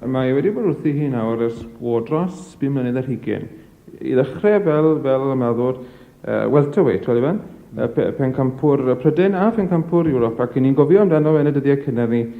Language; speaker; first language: Welsh; native; Welsh